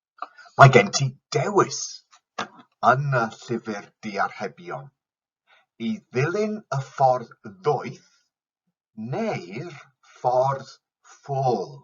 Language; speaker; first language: Welsh; non-native, fluent; English